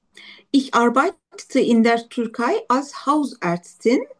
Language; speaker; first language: German; non-native, learner; Turkish